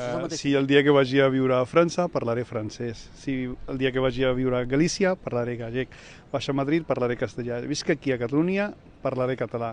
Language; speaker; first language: Catalan; non-native, fluent; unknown